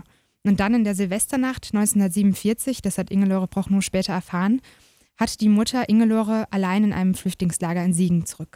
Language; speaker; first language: German; native; German